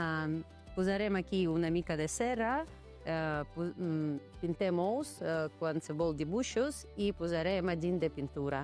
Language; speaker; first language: Catalan; non-native, learner; Ukrainian